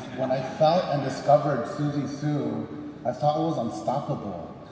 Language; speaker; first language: English; early bilingual, other home language; Spanish